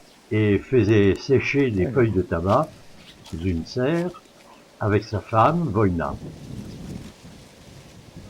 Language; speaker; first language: French; native; French